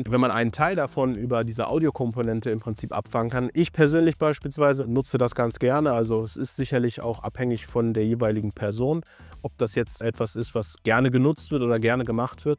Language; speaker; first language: German; native; German